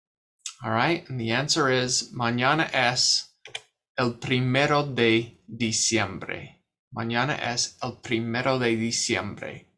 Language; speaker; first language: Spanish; non-native, fluent; English